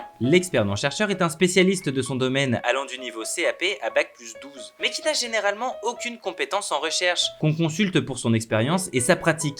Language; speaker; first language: French; native; French